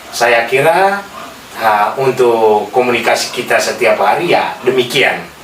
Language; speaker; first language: Indonesian; non-native, local second language; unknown